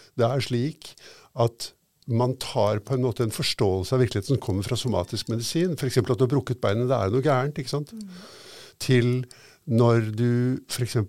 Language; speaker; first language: Norwegian; native; Norwegian